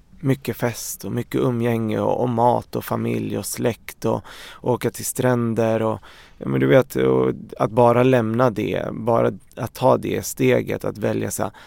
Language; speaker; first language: Swedish; early bilingual, other home language; Arabic